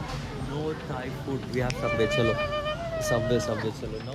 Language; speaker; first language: English; non-native, local second language; Telugu